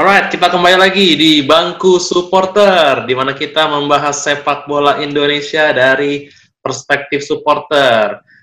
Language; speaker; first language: Indonesian; native; Indonesian